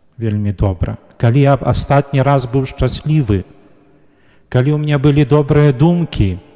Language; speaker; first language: Belarusian; native; Belarusian